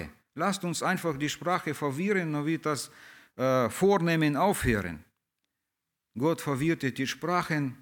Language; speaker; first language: German; early bilingual, heritage; German